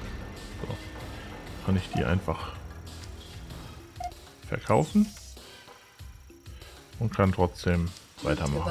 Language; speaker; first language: German; native; German